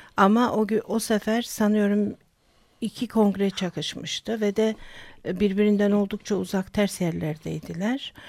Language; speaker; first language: Turkish; native; Turkish